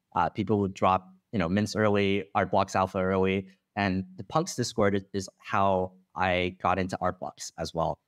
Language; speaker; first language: English; non-native, fluent; Chinese